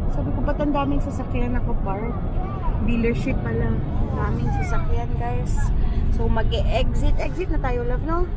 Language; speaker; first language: Filipino; non-native, local second language; Cebuano